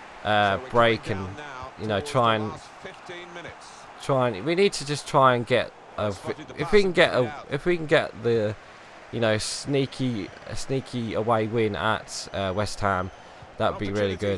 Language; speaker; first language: English; native; English